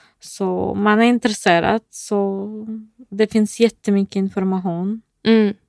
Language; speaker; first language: Swedish; non-native, fluent; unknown